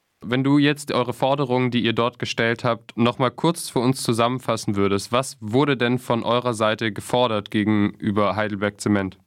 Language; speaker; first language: German; native; German